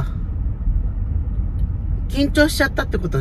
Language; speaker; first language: Japanese; native; Japanese